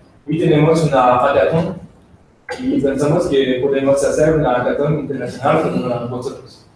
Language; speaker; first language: Spanish; non-native, learner; French